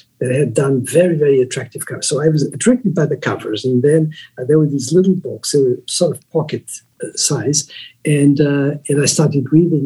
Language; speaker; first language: English; non-native, fluent; Portuguese